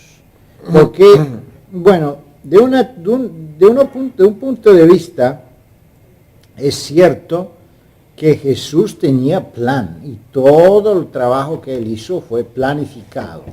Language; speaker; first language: Spanish; non-native, fluent; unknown